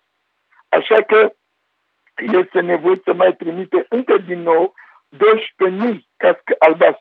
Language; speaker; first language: Romanian; non-native, fluent; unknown